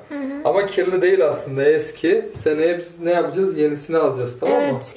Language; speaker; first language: Turkish; native; Turkish